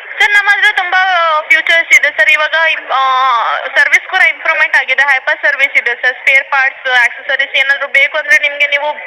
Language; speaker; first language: Kannada; native; Kannada